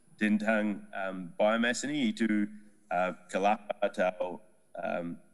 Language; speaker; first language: Indonesian; non-native, learner; Dutch